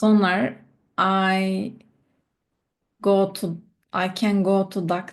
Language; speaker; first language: English; non-native, learner; Turkish